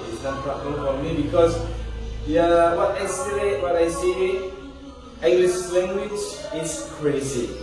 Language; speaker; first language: English; non-native, learner; Indonesian